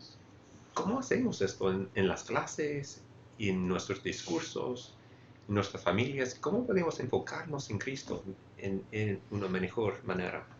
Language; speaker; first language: Spanish; non-native, fluent; English